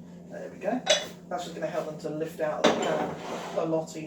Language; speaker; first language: English; native; English